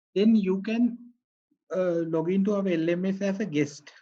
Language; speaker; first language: English; non-native, local second language; Sinhala